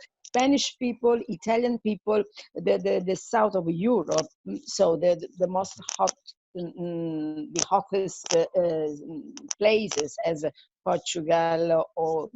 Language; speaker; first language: English; non-native, fluent; Italian